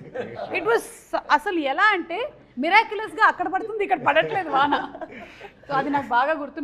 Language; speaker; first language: Telugu; native; Telugu